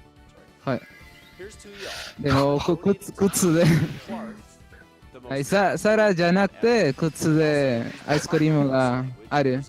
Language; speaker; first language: Japanese; non-native, learner; Spanish